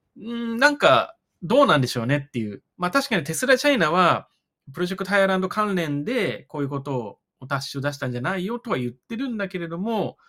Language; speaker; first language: Japanese; native; Japanese